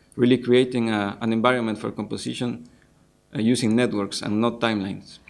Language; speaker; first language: English; non-native, fluent; Spanish